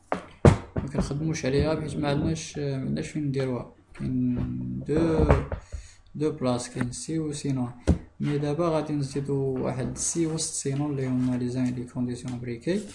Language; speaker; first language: Arabic; native; Arabic